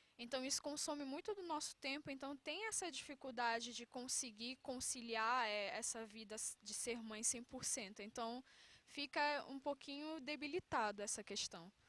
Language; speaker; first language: Portuguese; non-native, local second language; Kabuverdianu